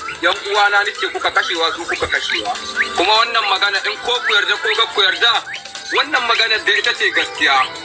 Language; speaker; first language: Hausa; native; Hausa